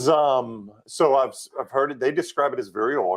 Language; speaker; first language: English; native; English